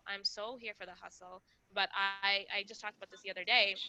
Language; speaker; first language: English; non-native, local second language; Kinyarwanda